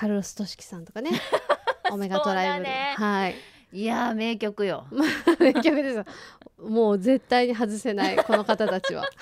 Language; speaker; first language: Japanese; native; Japanese